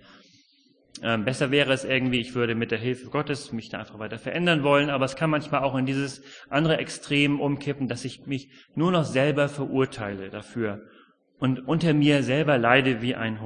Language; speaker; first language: German; native; German